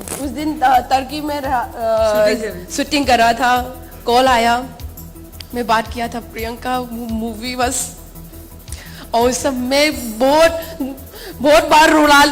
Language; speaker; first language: Hindi; non-native, local second language; Manipuri